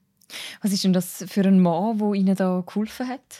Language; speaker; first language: German; native; German